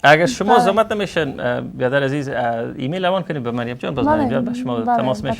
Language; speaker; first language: Persian; native; Persian